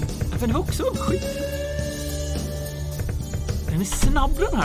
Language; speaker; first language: Swedish; native; Swedish